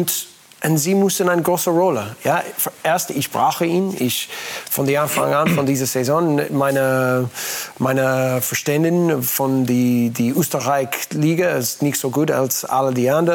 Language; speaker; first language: German; non-native, learner; English